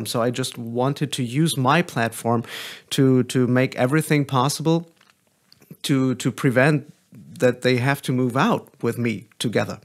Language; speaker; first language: English; non-native, fluent; German